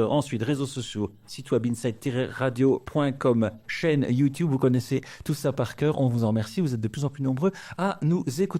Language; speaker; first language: French; native; French